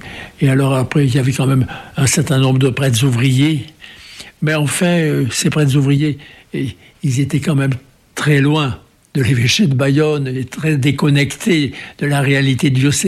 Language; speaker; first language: French; native; French